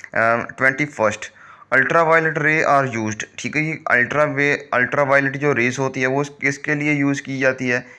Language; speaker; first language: Hindi; non-native, local second language; Punjabi